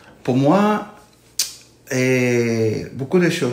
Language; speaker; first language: French; non-native, fluent; Spanish